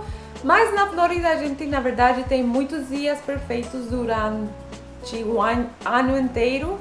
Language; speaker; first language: Portuguese; non-native, fluent; Spanish